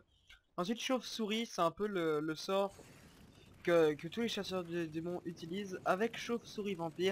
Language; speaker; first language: French; native; French